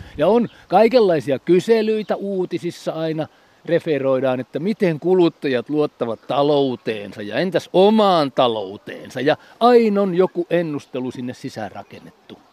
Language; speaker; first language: Finnish; native; Finnish